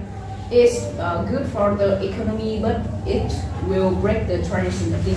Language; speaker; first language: English; non-native, learner; Vietnamese